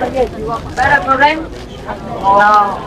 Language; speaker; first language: French; non-native, learner; Vietnamese